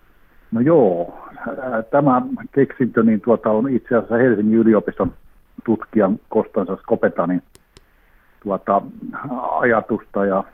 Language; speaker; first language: Finnish; native; Finnish